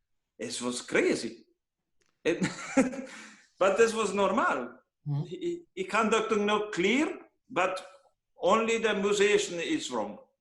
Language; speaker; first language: English; non-native, learner; Hungarian